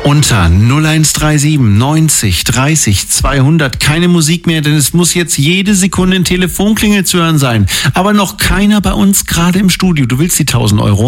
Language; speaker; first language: German; native; German